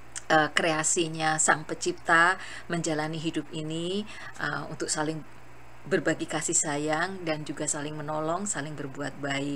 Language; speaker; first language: Indonesian; native; Indonesian